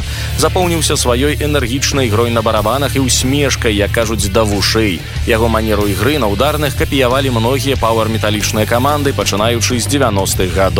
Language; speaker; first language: Belarusian; native; Belarusian